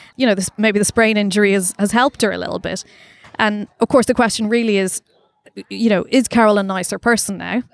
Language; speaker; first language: English; native; English